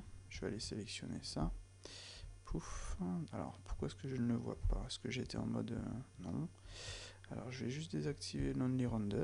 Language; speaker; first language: French; native; French